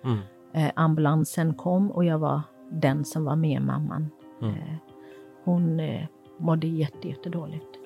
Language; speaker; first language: Swedish; non-native, fluent; Kurdish